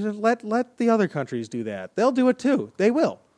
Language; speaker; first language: English; native; English